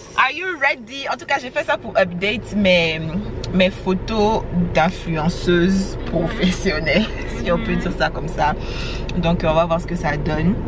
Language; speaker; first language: French; native; French